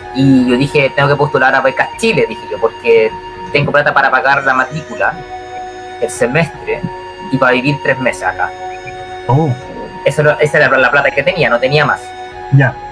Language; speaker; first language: Spanish; native; Spanish